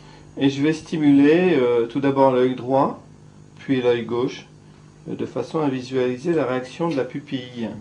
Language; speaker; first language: French; native; French